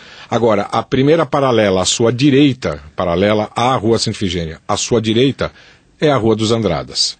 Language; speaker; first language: Portuguese; native; Portuguese